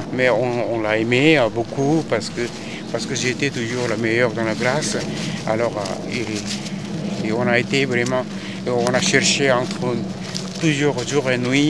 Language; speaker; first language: French; non-native, fluent; Korean